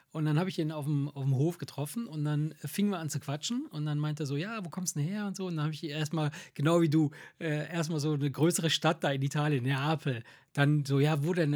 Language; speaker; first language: German; early bilingual, other home language; Italian